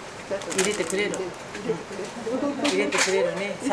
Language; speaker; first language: Japanese; native; Japanese